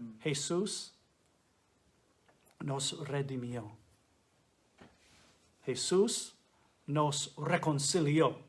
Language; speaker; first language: Spanish; non-native, fluent; English